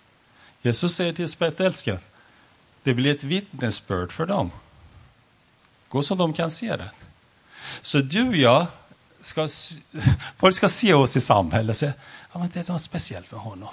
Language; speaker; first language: Swedish; non-native, fluent; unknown